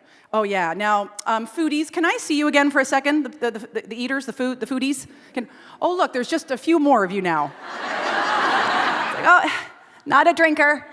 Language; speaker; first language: English; native; English